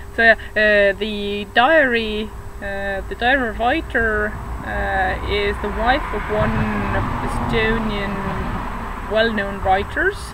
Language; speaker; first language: English; non-native, fluent; Estonian